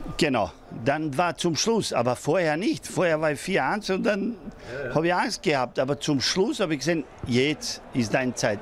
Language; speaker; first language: German; non-native, fluent; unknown